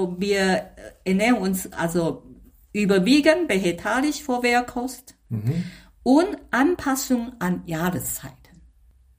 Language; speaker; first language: German; non-native, fluent; Chinese